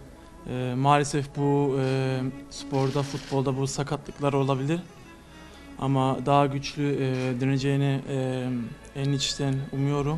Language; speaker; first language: Turkish; early bilingual, other home language; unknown